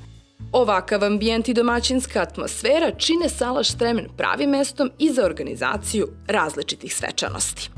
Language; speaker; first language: Serbian; native; Serbian